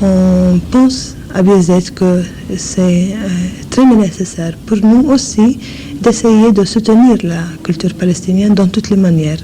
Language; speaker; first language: French; non-native, fluent; English